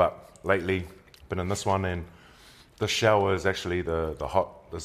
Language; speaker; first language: English; native; English